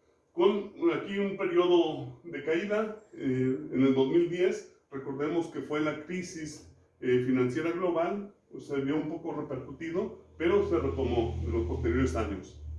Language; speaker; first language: Spanish; native; Spanish